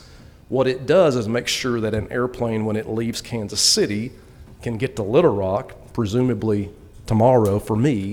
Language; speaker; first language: English; native; English